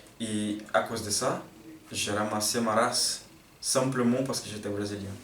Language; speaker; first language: French; non-native, fluent; Portuguese